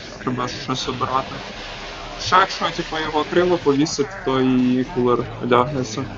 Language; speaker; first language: Ukrainian; non-native, local second language; Russian